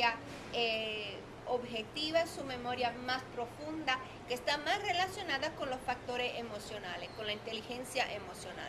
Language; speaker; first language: Spanish; non-native, fluent; Italian